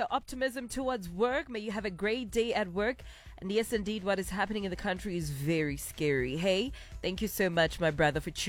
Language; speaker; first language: English; non-native, local second language; Venda